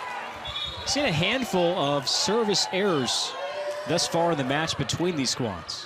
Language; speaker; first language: English; native; English